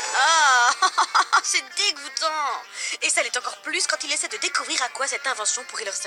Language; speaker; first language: French; native; French